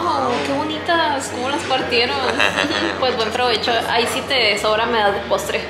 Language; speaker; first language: Spanish; native; Spanish